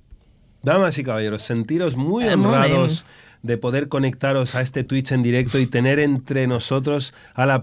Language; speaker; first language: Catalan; non-native, local second language; Spanish